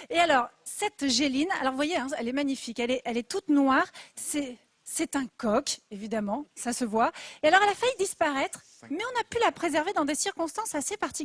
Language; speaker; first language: French; native; French